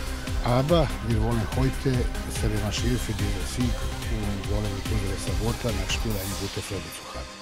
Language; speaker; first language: German; non-native, fluent; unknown